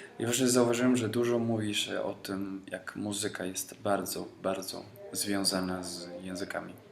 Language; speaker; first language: Polish; non-native, fluent; Spanish